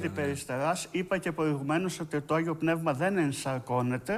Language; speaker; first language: Greek; native; Greek